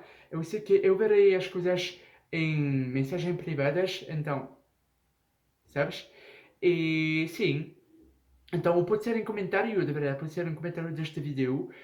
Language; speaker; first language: Portuguese; non-native, learner; French